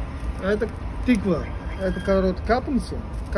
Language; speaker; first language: Russian; non-native, local second language; Uzbek